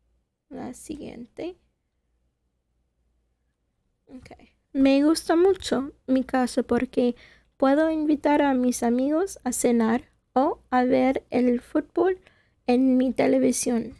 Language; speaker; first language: Spanish; non-native, fluent; English